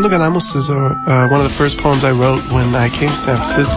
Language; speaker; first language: English; native; English